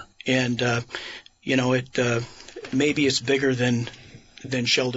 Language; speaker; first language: English; native; English